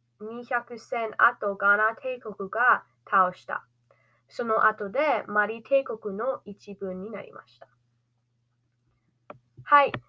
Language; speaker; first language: Japanese; non-native, learner; English